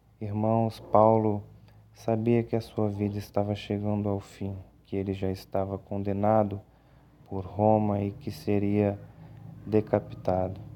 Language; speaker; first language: Portuguese; native; Portuguese